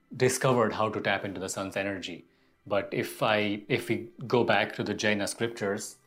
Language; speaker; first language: English; non-native, local second language; Gujarati